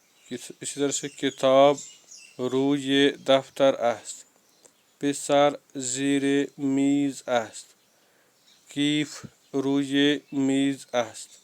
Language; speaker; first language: Persian; non-native, fluent; Urdu